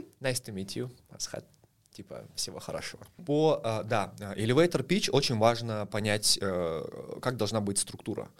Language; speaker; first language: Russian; native; Russian